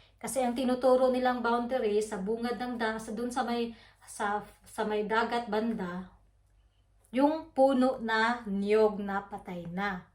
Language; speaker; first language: Filipino; non-native, local second language; Waray